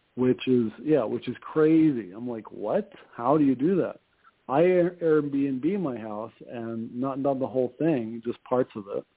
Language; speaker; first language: English; native; English